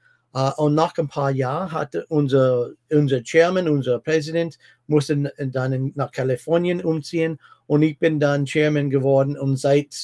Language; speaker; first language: German; non-native, fluent; English